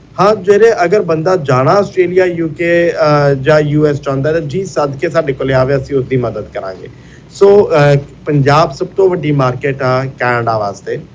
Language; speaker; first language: Punjabi; early bilingual, heritage; Punjabi